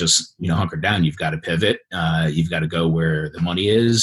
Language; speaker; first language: English; native; English